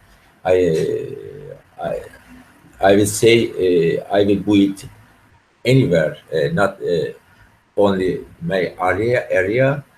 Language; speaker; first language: English; non-native, learner; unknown